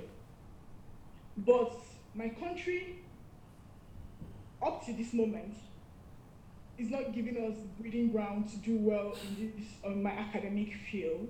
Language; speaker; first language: English; non-native, local second language; Igbo